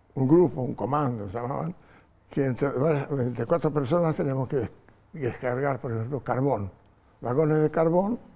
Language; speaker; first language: Spanish; non-native, fluent; Polish